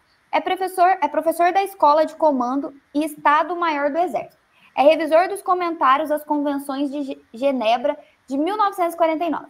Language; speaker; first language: Portuguese; native; Portuguese